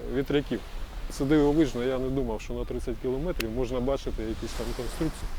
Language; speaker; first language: Ukrainian; native; Ukrainian